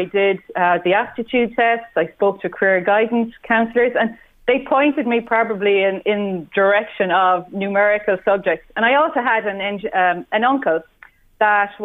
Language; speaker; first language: English; native; English